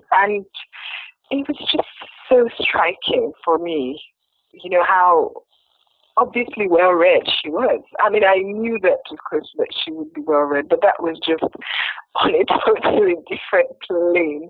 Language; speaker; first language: English; non-native, local second language; Yoruba